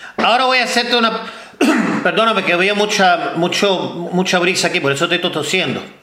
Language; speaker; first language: Spanish; early bilingual, heritage; Spanish